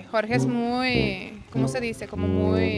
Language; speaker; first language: Spanish; non-native, fluent; Lithuanian